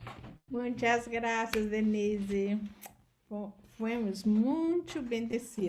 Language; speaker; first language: Portuguese; non-native, learner; Spanish